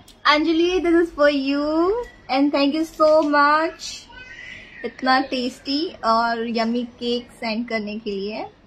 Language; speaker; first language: Hindi; native; Hindi